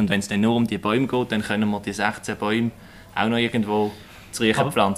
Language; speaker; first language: German; native; German